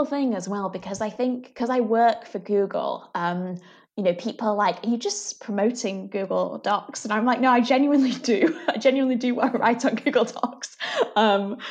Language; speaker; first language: English; native; English